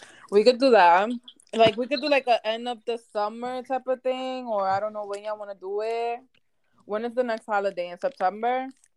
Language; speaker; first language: English; early bilingual, other home language; Spanish